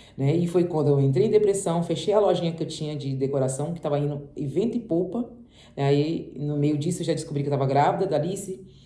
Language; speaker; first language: Portuguese; native; Portuguese